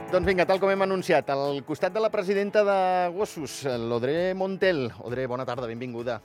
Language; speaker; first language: Catalan; native; Catalan